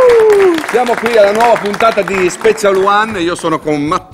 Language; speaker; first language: Italian; native; Italian